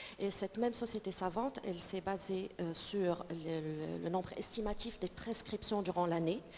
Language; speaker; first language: French; non-native, local second language; Arabic